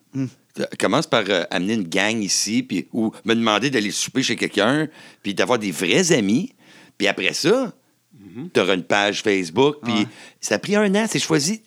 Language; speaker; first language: French; native; French